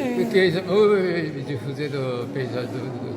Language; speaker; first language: French; non-native, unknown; Japanese